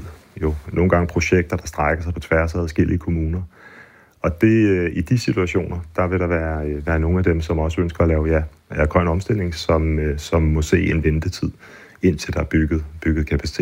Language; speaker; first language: Danish; native; Danish